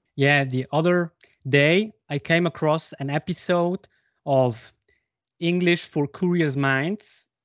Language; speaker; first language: English; non-native, fluent; Swiss German